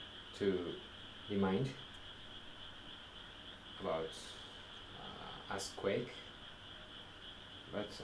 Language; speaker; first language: English; non-native, learner; Japanese